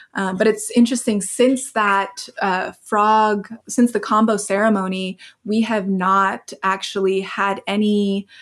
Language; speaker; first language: English; native; English